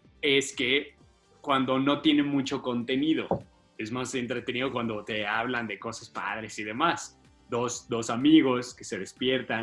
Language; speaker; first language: Spanish; native; Spanish